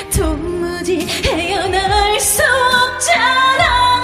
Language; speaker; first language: Korean; native; Korean